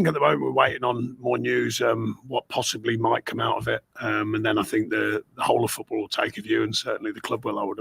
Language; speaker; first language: English; native; English